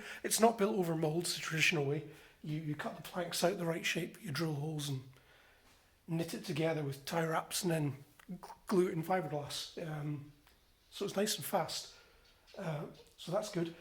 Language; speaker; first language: English; native; English